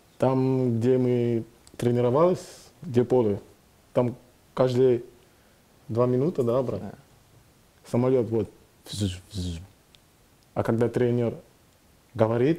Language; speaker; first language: Russian; non-native, learner; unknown